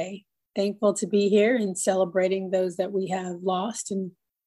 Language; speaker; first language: English; native; English